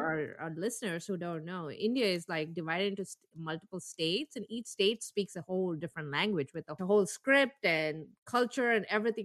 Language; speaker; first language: English; non-native, local second language; Tamil